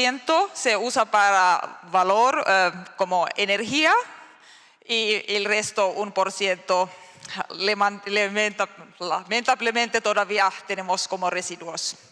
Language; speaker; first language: Spanish; non-native, learner; Finnish